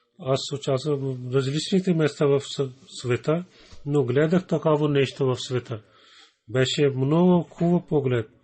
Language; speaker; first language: Bulgarian; non-native, fluent; Urdu